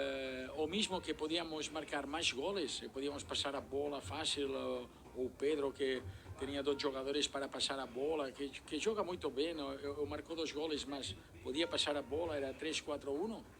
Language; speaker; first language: Portuguese; non-native, learner; Spanish